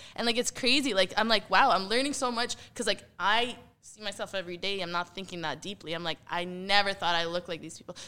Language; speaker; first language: English; early bilingual, heritage; Arabic